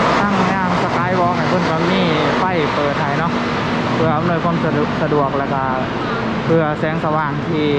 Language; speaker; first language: Thai; non-native, local second language; Northeastern Thai